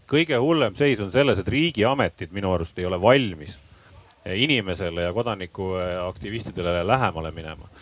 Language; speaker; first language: Estonian; native; Estonian